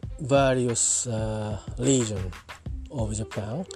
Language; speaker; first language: English; non-native, learner; Japanese